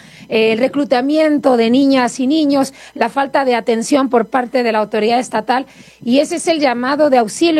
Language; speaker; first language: Spanish; native; Spanish